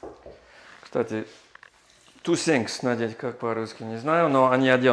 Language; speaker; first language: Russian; non-native, fluent; English